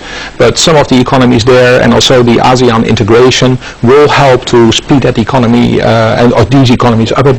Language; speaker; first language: English; non-native, fluent; Dutch